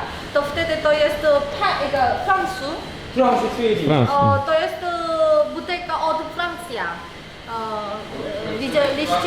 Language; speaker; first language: Polish; non-native, learner; Korean